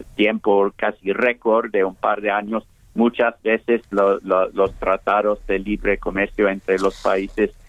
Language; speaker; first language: Spanish; non-native, fluent; English